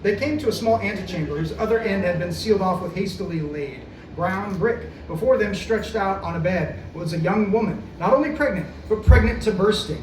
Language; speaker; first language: English; native; English